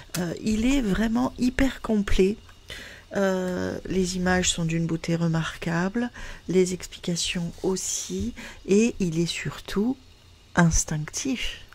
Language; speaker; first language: French; native; French